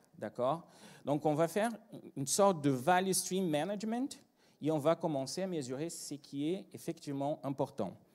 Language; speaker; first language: French; non-native, fluent; Portuguese